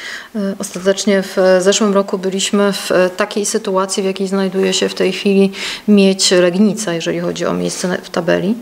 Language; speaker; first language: Polish; native; Polish